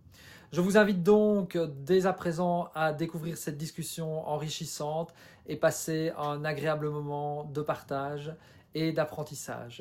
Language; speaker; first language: French; native; French